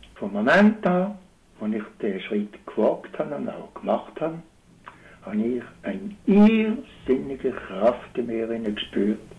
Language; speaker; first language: German; native; German